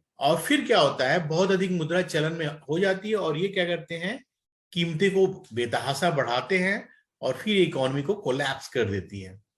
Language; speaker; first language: Hindi; native; Hindi